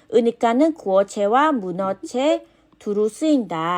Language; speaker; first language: Korean; non-native, fluent; Khmer